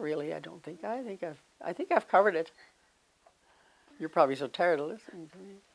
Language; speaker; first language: English; native; English